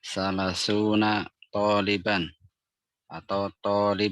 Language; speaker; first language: Arabic; non-native, learner; Indonesian